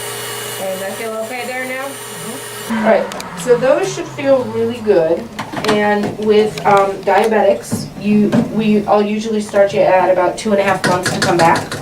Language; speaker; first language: English; native; English